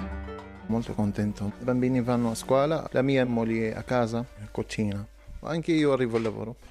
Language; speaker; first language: Italian; non-native, learner; Arabic